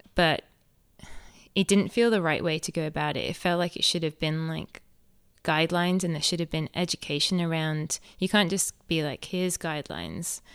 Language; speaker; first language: English; native; English